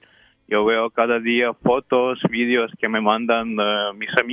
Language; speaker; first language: Spanish; non-native, fluent; Ukrainian